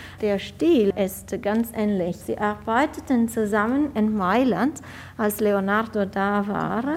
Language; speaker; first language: German; non-native, fluent; Italian